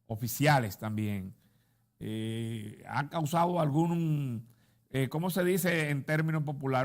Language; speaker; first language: Spanish; native; Spanish